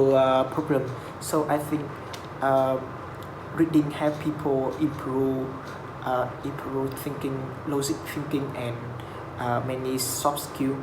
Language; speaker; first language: English; non-native, learner; Vietnamese